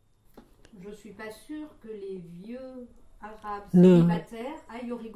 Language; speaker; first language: French; native; French